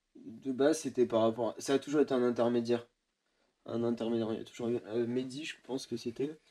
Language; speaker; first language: French; native; French